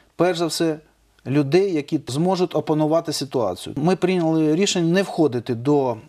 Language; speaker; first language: Ukrainian; non-native, local second language; Russian